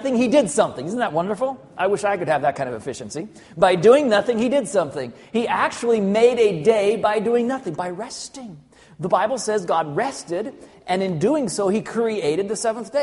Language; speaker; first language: English; native; English